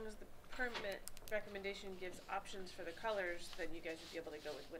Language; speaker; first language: English; native; English